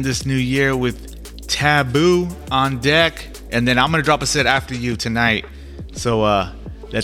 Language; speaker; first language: English; native; English